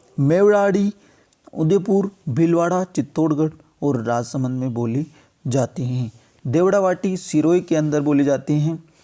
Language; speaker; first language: Hindi; native; Hindi